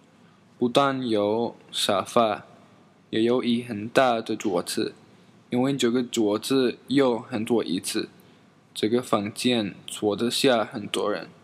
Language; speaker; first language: Chinese; non-native, learner; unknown